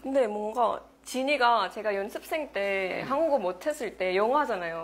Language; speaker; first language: Korean; non-native, fluent; Indonesian